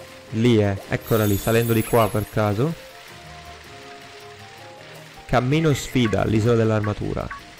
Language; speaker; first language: Italian; native; Italian